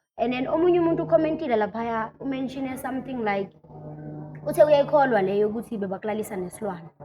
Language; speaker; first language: Zulu; non-native, local second language; Swati